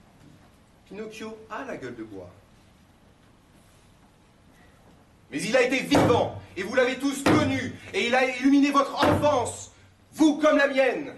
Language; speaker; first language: French; native; French